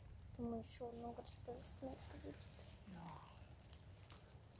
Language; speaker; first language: Russian; early bilingual, heritage; Russian